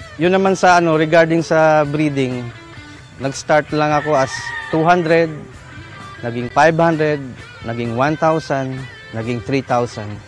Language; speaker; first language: Filipino; non-native, local second language; Cebuano